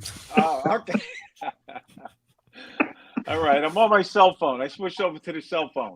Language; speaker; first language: English; native; English